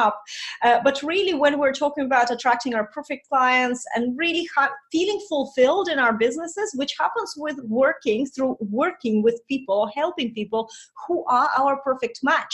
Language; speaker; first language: English; non-native, fluent; Russian